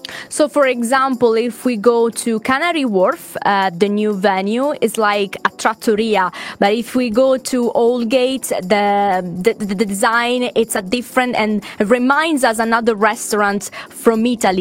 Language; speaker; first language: English; non-native, fluent; Italian